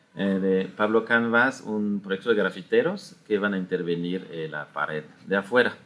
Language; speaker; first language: Spanish; non-native, fluent; French